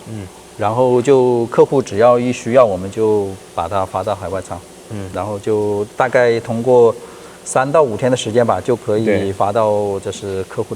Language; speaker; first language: Chinese; native; Chinese